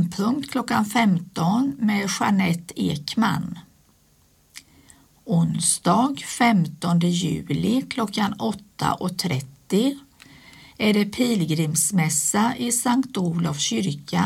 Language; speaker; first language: Swedish; native; Swedish